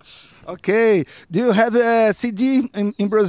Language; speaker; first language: English; non-native, learner; Portuguese